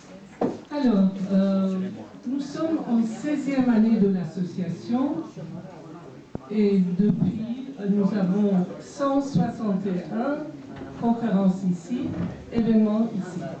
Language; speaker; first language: French; non-native, fluent; Persian